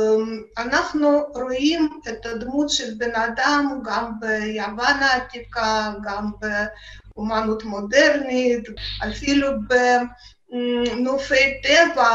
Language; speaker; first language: Hebrew; non-native, fluent; Russian